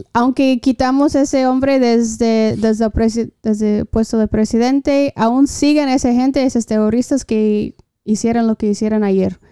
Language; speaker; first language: Spanish; non-native, fluent; English